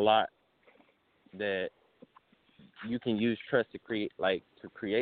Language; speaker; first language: English; native; English